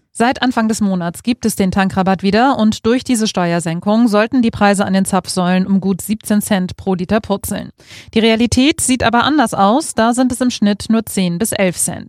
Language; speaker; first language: German; native; German